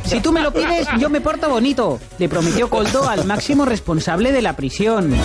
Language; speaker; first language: Spanish; native; Spanish